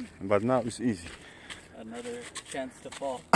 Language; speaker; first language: English; non-native, learner; Polish